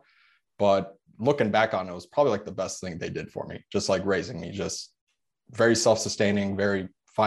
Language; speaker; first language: English; early bilingual, other home language; Polish